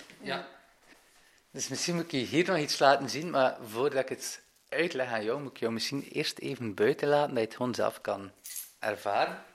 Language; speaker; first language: Dutch; native; Dutch